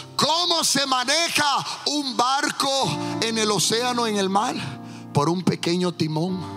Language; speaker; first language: Spanish; early bilingual, heritage; Spanish